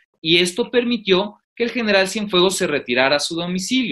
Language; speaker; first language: Spanish; native; Spanish